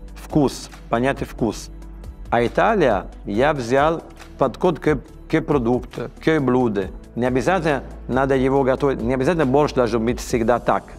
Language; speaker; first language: Russian; non-native, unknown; Italian